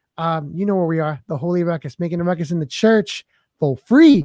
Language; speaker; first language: English; native; English